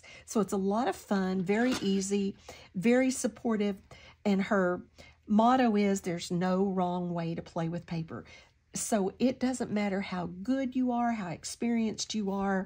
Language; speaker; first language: English; native; English